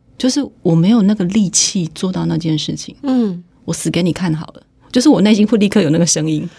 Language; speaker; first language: Chinese; native; Chinese